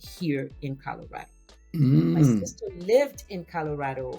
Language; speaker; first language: English; non-native, fluent; French